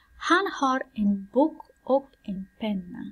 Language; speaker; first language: Swedish; non-native, fluent; Pashto